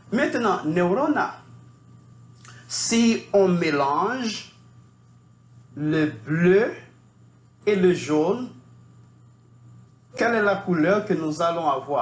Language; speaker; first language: French; non-native, fluent; Spanish